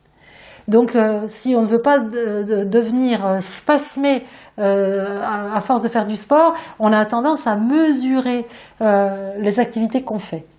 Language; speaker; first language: French; native; French